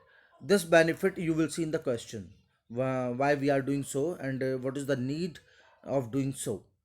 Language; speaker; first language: English; non-native, local second language; Hindi